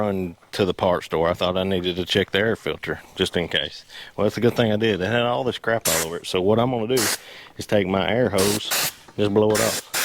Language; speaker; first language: English; native; English